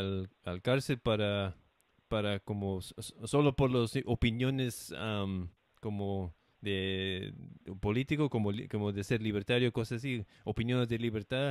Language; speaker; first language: Spanish; non-native, learner; English